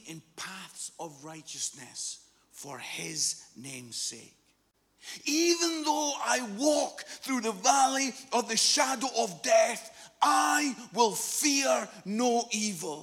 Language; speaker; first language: English; native; English